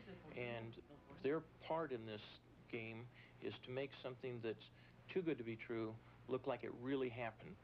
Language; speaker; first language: English; native; English